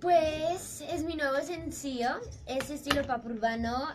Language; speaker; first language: Spanish; early bilingual, heritage; English